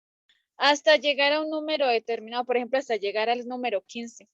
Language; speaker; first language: Spanish; native; Spanish